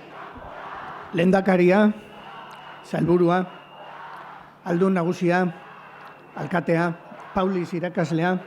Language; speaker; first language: Basque; native; Basque